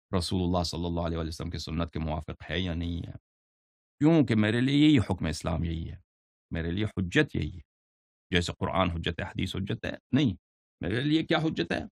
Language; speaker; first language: Urdu; non-native, fluent; Persian